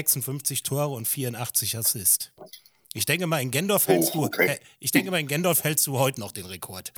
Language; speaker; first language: German; native; German